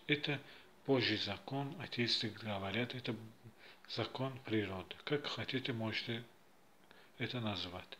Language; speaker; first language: Russian; non-native, fluent; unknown